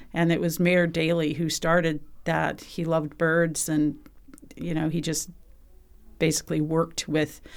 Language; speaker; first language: English; native; English